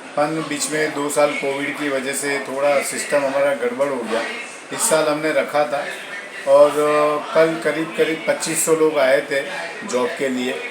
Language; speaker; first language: Hindi; non-native, local second language; Gujarati